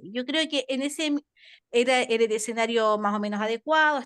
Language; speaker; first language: Spanish; native; Spanish